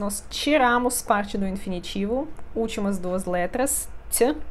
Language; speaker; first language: Portuguese; non-native, fluent; Russian